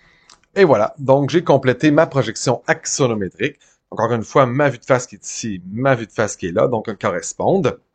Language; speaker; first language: French; native; French